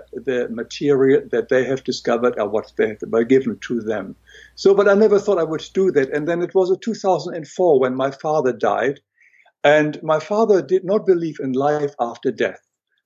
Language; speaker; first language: English; non-native, fluent; German